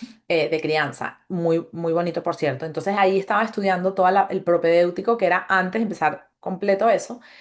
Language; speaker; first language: Spanish; native; Spanish